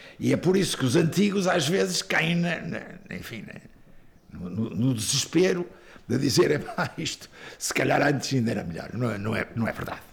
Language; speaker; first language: Portuguese; native; Portuguese